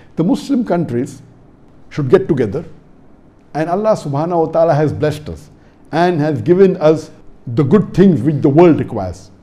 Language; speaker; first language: English; non-native, local second language; Urdu